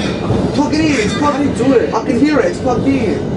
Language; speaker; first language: English; native; English